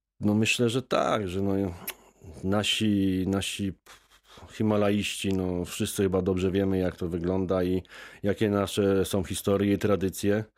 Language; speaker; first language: Polish; native; Polish